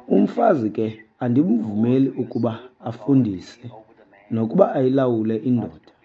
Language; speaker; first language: Xhosa; native; Xhosa